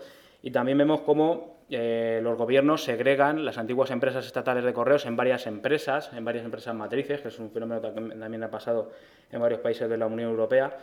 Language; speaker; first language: Spanish; native; Spanish